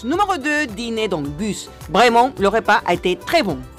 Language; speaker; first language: French; non-native, fluent; Spanish